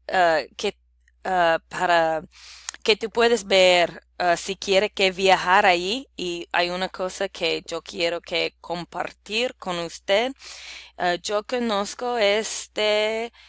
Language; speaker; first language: Spanish; non-native, learner; English